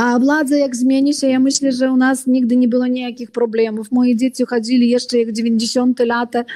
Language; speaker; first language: Polish; early bilingual, heritage; Polish